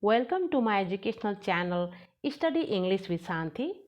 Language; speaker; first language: English; non-native, local second language; Nepali